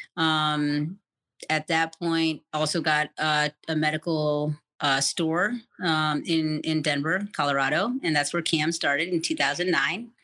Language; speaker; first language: English; native; English